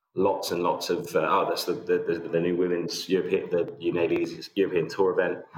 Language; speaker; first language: English; native; English